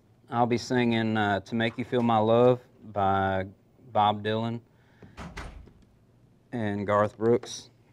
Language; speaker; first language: English; native; English